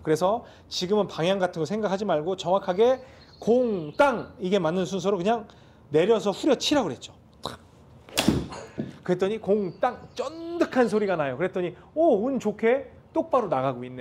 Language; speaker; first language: Korean; native; Korean